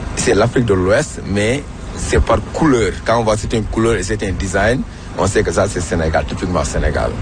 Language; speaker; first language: French; non-native, local second language; Wolof